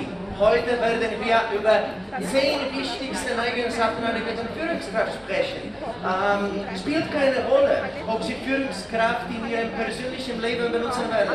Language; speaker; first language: German; non-native, fluent; Polish